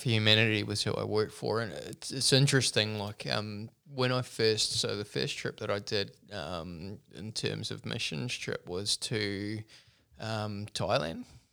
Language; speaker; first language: English; native; English